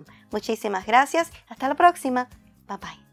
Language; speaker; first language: Spanish; native; Spanish